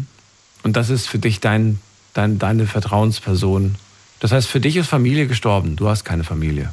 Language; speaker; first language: German; native; German